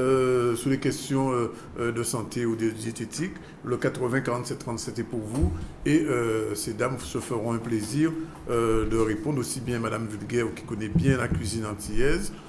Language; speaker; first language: French; native; French